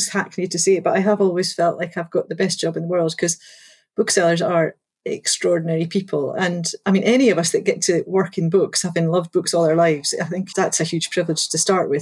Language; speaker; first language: English; native; English